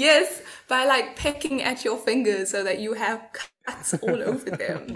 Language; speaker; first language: English; native; English